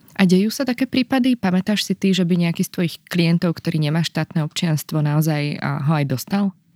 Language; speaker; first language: Slovak; native; Slovak